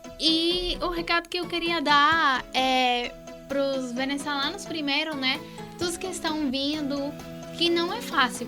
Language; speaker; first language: Portuguese; non-native, fluent; Spanish